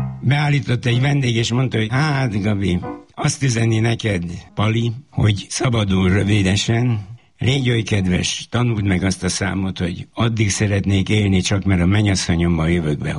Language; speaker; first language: Hungarian; native; Hungarian